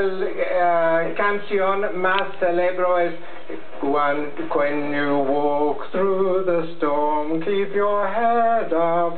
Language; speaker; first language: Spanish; non-native, learner; English